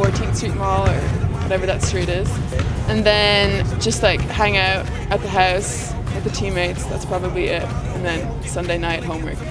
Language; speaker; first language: English; native; English